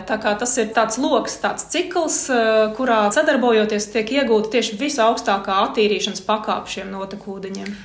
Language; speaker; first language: Latvian; native; Latvian